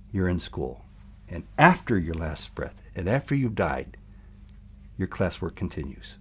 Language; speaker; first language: English; native; English